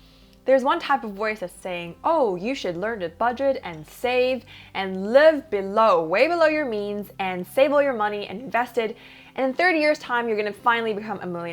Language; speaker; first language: English; early bilingual, other home language; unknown